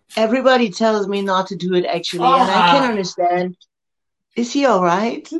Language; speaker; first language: English; non-native, fluent; German